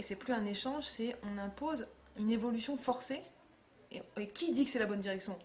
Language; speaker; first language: French; native; French